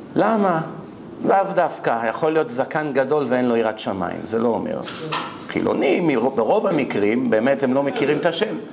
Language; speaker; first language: Hebrew; native; Hebrew